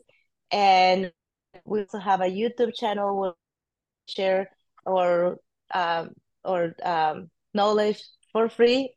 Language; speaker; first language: English; non-native, fluent; Spanish